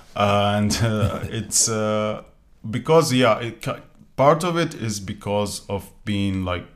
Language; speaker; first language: English; non-native, fluent; Arabic